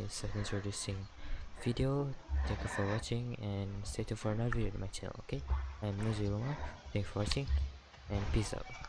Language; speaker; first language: English; non-native, learner; Malay